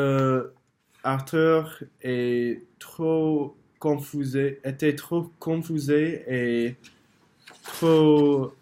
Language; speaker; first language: French; non-native, learner; English